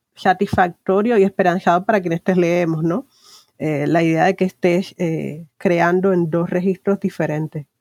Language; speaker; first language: Spanish; native; Spanish